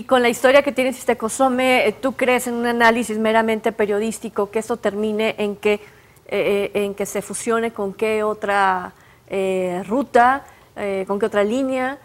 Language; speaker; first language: Spanish; native; Spanish